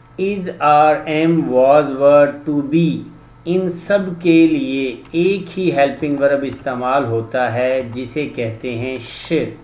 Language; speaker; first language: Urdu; non-native, local second language; Punjabi